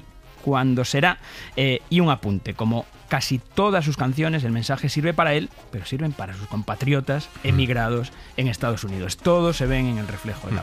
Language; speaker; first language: Spanish; native; Spanish